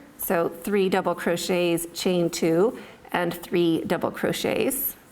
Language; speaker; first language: English; native; English